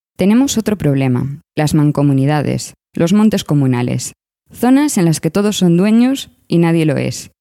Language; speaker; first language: Spanish; native; Spanish